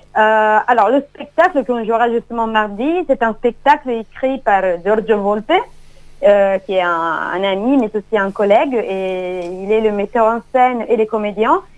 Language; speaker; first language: French; non-native, fluent; Italian